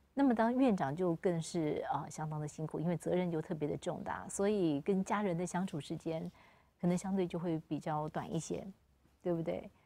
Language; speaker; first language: Chinese; native; Chinese